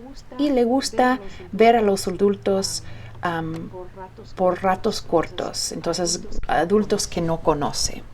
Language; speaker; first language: Spanish; early bilingual, heritage; Spanish